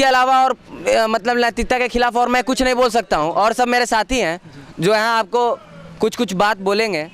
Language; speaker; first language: Hindi; native; Hindi